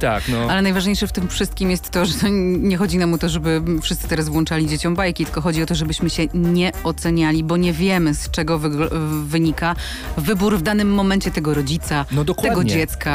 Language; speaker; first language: Polish; native; Polish